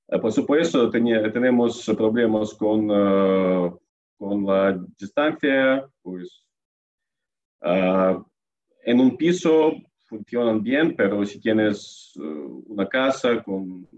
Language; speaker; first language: Spanish; non-native, learner; Russian